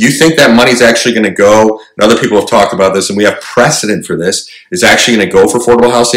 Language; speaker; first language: English; native; English